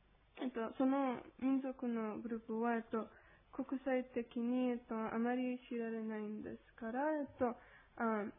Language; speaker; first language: Japanese; non-native, learner; Spanish